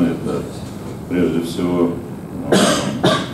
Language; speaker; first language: Russian; native; Russian